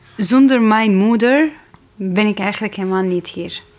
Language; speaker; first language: Dutch; non-native, fluent; Arabic